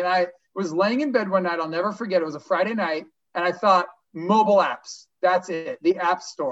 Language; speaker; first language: English; native; English